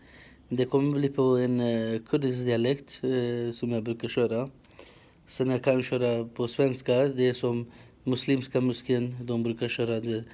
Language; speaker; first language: Swedish; non-native, fluent; Kurdish